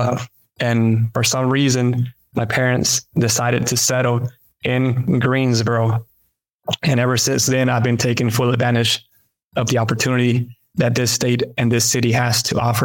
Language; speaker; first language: English; early bilingual, other home language; Spanish